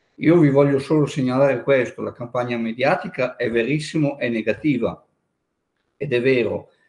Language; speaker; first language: Italian; native; Italian